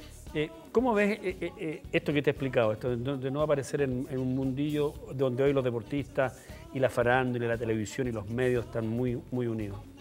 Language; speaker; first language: Spanish; native; Spanish